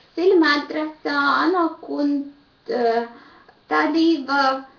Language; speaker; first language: Arabic; non-native, learner; Ukrainian